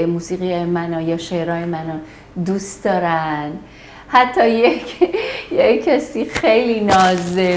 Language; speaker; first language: Persian; early bilingual, heritage; Persian